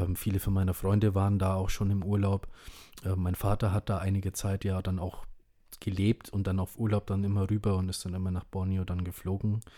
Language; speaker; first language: German; early bilingual, other home language; Indonesian